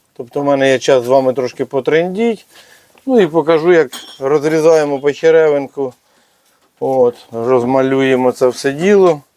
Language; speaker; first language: Ukrainian; native; Ukrainian